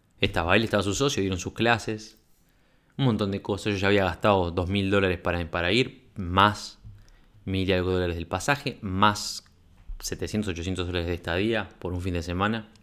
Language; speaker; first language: Spanish; native; Spanish